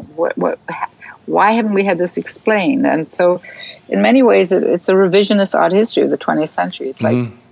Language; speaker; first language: English; native; English